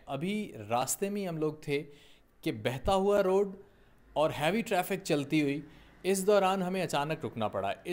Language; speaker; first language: Urdu; non-native, local second language; Punjabi